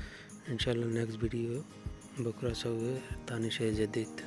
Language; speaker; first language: Arabic; non-native, learner; Bangla